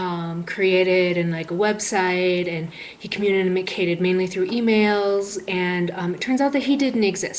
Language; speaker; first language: English; native; English